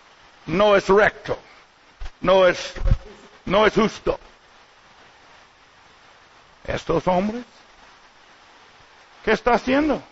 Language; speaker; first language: Spanish; non-native, learner; English